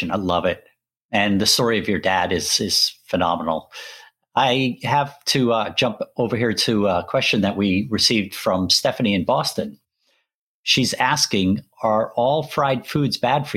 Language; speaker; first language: English; native; English